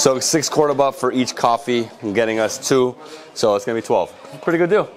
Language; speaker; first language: English; early bilingual, other home language; Spanish